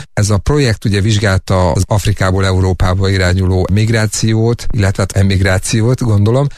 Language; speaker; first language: Hungarian; native; Hungarian